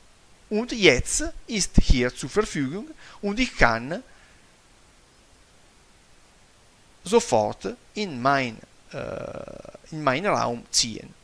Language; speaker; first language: German; non-native, fluent; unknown